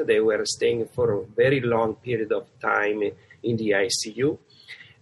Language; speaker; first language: English; non-native, fluent; Italian